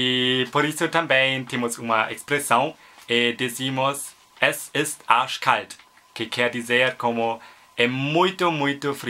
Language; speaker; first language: Portuguese; non-native, learner; German